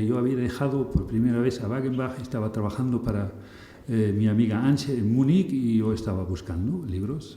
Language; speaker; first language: Spanish; non-native, fluent; German